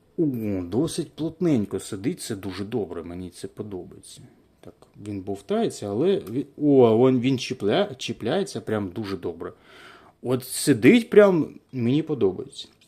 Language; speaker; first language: Ukrainian; non-native, local second language; Russian